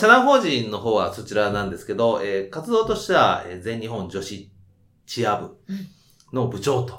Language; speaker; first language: Japanese; native; Japanese